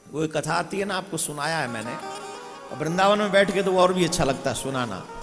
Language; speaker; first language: Hindi; native; Hindi